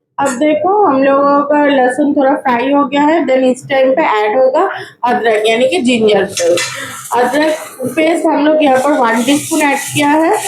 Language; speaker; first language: Hindi; non-native, local second language; Bangla